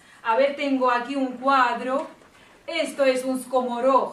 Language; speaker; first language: Spanish; non-native, fluent; Russian